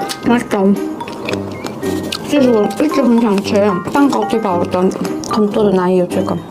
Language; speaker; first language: Chinese; non-native, learner; Korean